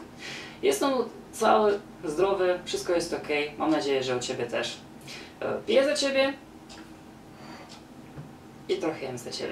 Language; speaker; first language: Polish; non-native, learner; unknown